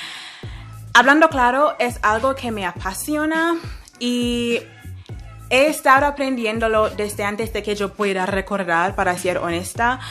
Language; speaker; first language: Spanish; non-native, fluent; English